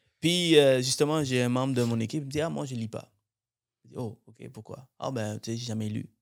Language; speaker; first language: French; native; French